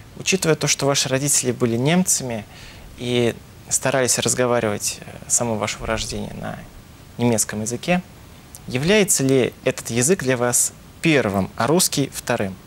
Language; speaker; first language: Russian; native; Russian